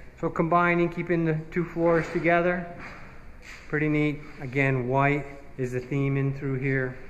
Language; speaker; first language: English; native; English